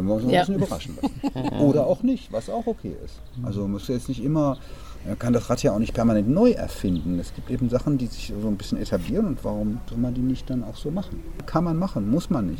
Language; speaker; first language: German; native; German